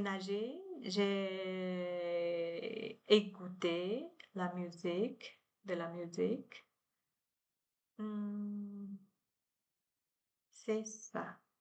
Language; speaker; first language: French; non-native, learner; Chinese